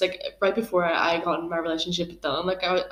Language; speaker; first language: English; native; English